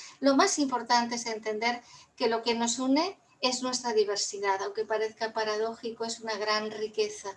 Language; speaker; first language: Spanish; native; Spanish